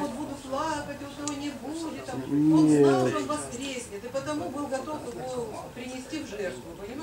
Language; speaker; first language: Russian; native; Russian